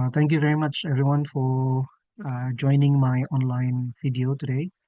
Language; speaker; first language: English; non-native, fluent; Indonesian